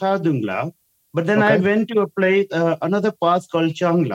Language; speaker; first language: English; non-native, local second language; Hindi